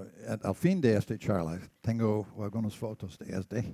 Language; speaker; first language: Spanish; non-native, learner; English